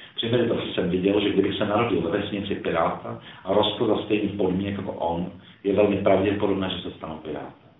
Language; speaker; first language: Czech; early bilingual, other home language; Croatian